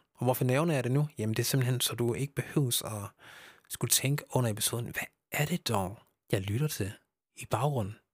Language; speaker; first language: Danish; early bilingual, other home language; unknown